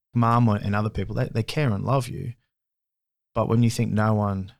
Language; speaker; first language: English; native; English